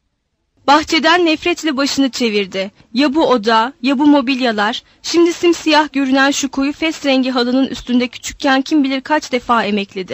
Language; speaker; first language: Turkish; native; Turkish